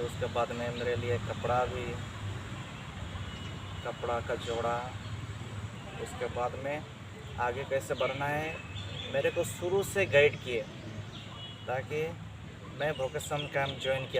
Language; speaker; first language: Hindi; non-native, local second language; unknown